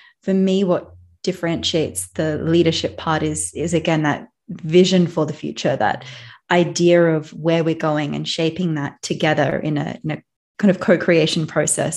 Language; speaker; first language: English; native; English